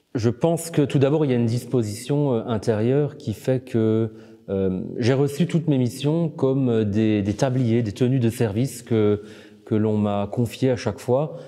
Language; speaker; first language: French; native; French